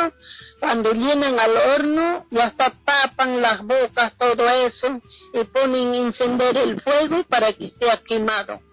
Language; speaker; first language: Spanish; non-native, local second language; Quechua